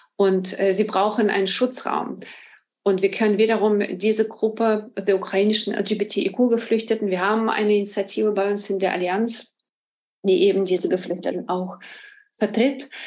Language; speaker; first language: German; non-native, fluent; Ukrainian